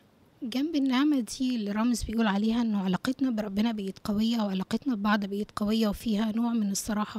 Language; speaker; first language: Arabic; native; Arabic